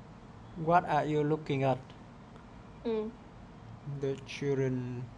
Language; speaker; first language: English; non-native, learner; Vietnamese